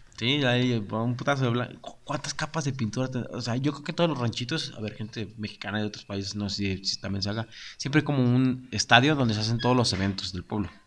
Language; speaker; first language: Spanish; native; Spanish